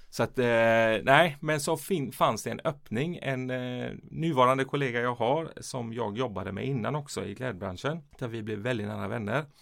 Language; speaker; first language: Swedish; early bilingual, other home language; Persian